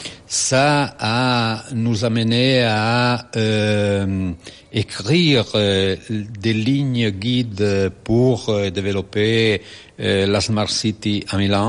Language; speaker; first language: French; non-native, fluent; Italian